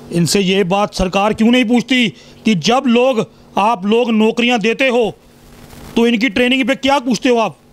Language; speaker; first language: Hindi; non-native, local second language; Punjabi